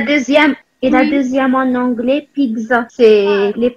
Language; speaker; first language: French; non-native, local second language; Arabic